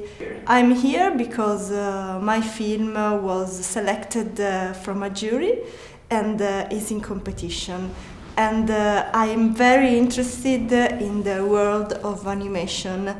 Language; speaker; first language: English; non-native, learner; Italian